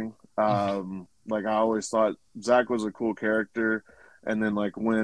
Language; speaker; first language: English; native; English